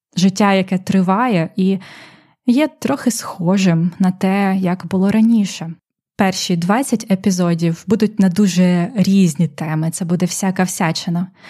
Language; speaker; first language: Ukrainian; native; Ukrainian